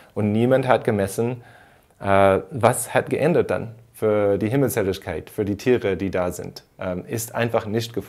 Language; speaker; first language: German; non-native, fluent; English